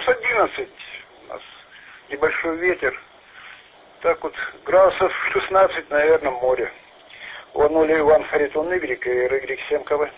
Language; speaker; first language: Russian; native; Russian